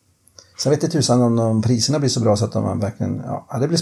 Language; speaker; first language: Swedish; native; Swedish